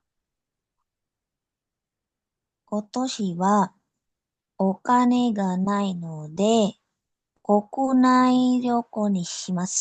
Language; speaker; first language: Japanese; non-native, learner; Indonesian